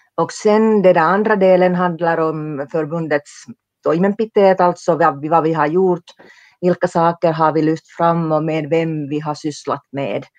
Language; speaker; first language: Swedish; non-native, local second language; Finnish